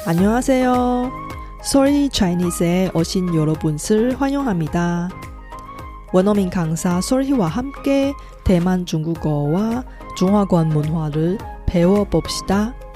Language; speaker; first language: Korean; non-native, fluent; Chinese